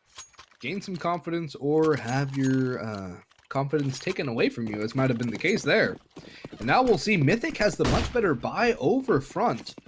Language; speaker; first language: English; native; English